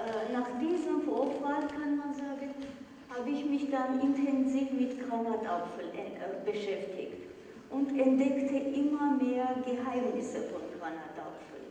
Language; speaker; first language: German; non-native, fluent; Armenian